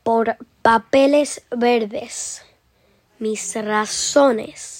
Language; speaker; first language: Spanish; early bilingual, heritage; Spanish